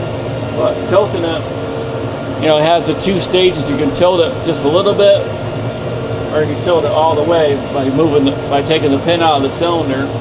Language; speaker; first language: English; native; English